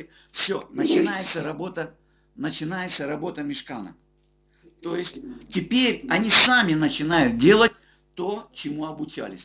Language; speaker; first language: Russian; native; Russian